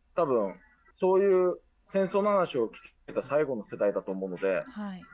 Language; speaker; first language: Japanese; native; Japanese